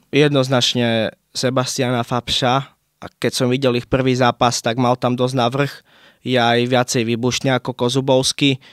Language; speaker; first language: Slovak; native; Slovak